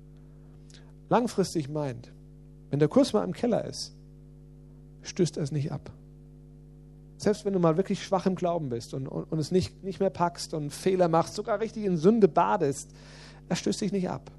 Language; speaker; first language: German; native; German